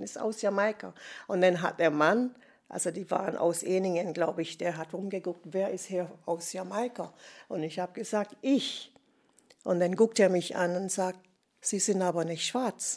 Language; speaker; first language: German; non-native, fluent; English